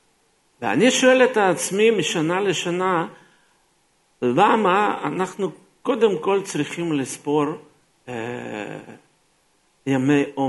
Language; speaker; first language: Hebrew; non-native, fluent; Russian